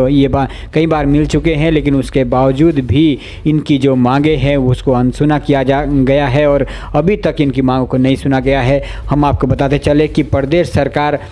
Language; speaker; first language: Hindi; native; Hindi